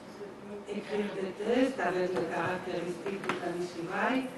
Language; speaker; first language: French; non-native, fluent; Spanish